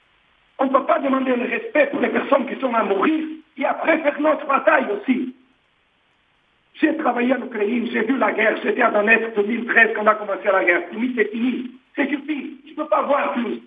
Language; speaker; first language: French; non-native, learner; Portuguese